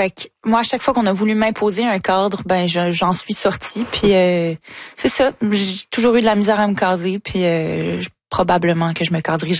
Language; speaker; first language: French; native; French